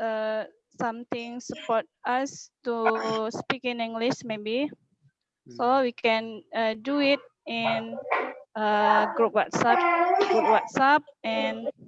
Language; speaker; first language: English; non-native, learner; Indonesian